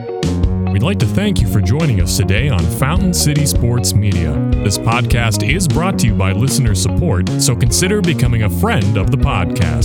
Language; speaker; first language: English; native; English